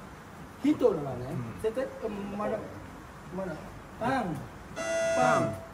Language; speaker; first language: Japanese; non-native, learner; Thai